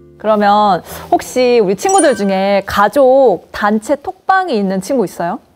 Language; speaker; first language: Korean; native; Korean